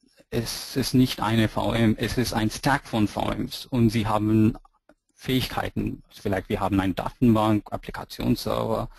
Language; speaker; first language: German; non-native, fluent; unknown